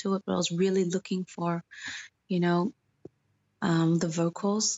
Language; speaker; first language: English; native; English